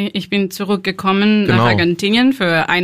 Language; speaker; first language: German; non-native, learner; Spanish